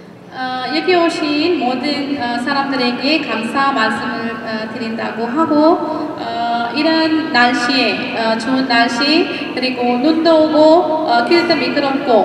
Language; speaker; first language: Korean; non-native, fluent; Sinhala